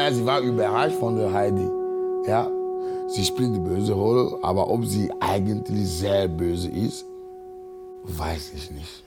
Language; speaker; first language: German; non-native, fluent; Ewe